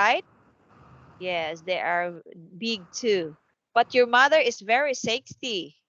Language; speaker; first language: English; non-native, fluent; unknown